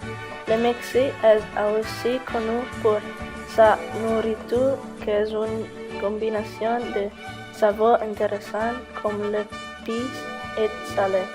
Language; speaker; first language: French; non-native, learner; Spanish